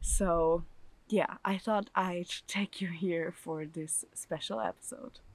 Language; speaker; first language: English; non-native, fluent; German